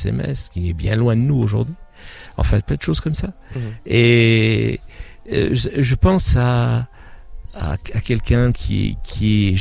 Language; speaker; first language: French; native; French